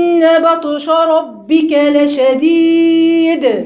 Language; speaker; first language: Arabic; native; Arabic